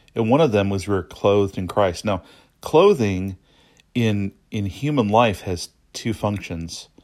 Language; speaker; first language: English; native; English